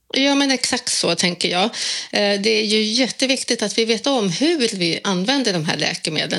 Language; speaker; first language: Swedish; native; Swedish